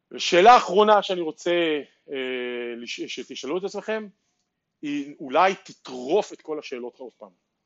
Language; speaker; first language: Hebrew; native; Hebrew